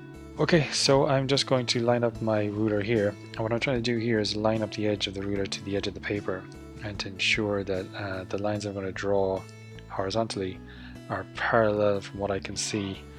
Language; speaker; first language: English; native; English